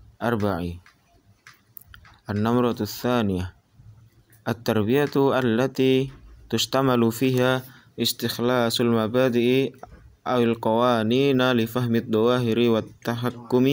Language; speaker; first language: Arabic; non-native, learner; Indonesian